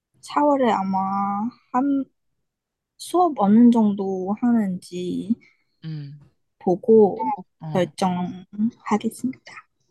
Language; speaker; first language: Korean; non-native, learner; Chinese